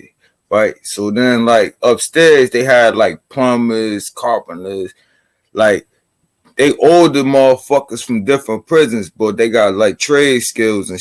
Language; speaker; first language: English; native; English